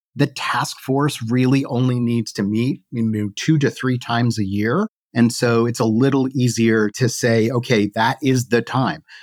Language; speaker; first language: English; native; English